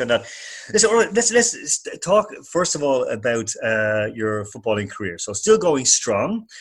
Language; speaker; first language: English; native; English